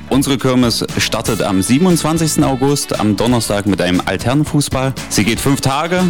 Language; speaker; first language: German; native; German